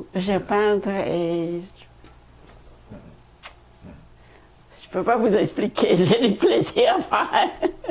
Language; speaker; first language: French; non-native, fluent; Khmer